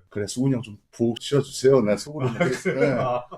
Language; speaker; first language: Korean; native; Korean